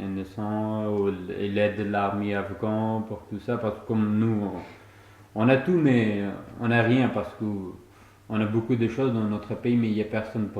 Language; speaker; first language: French; non-native, fluent; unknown